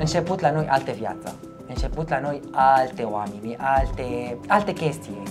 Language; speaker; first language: Romanian; non-native, learner; Arabic